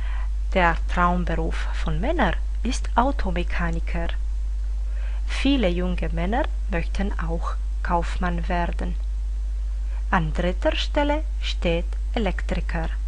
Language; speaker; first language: German; non-native, fluent; Romanian